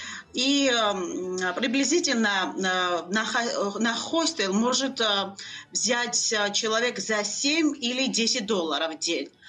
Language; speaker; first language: Russian; non-native, fluent; Georgian